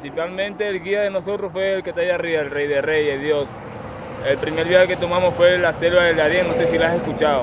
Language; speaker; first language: Spanish; native; Spanish